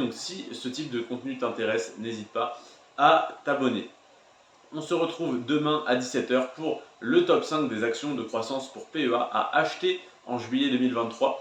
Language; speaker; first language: French; native; French